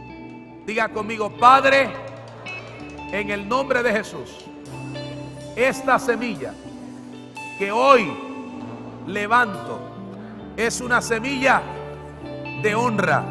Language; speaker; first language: Spanish; native; Spanish